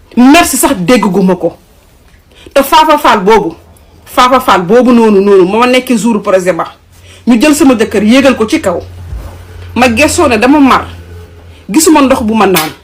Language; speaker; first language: Wolof; native; Wolof